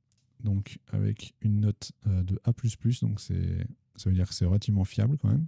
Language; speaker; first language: French; native; French